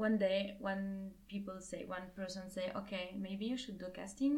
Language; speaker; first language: English; non-native, fluent; French